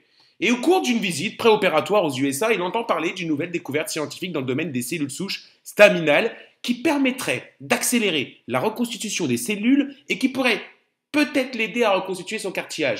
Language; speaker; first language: French; native; French